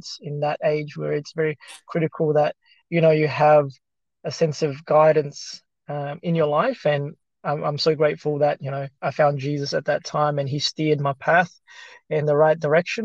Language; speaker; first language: English; early bilingual, other home language; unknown